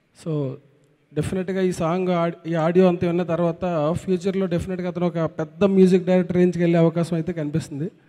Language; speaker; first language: Telugu; native; Telugu